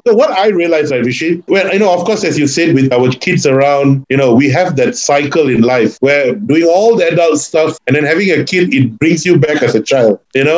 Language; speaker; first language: English; non-native, local second language; Tamil